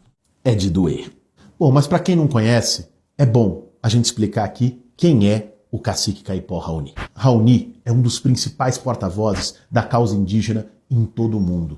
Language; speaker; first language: Portuguese; native; Portuguese